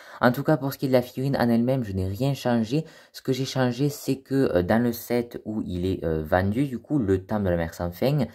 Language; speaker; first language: French; native; French